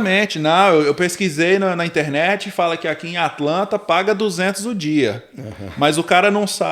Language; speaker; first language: Portuguese; native; Portuguese